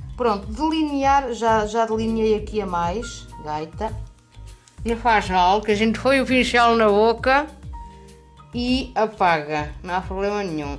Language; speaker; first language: Portuguese; native; Portuguese